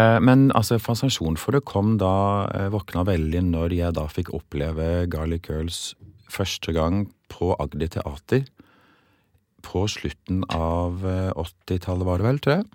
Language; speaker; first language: Norwegian; early bilingual, other home language; English